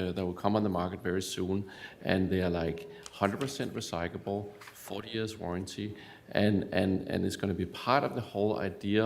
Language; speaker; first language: English; non-native, fluent; Danish